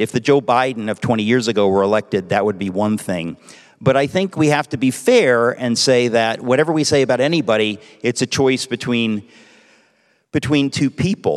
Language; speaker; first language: English; native; English